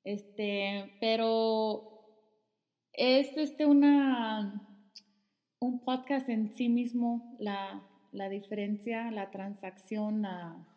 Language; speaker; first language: Spanish; early bilingual, heritage; Spanish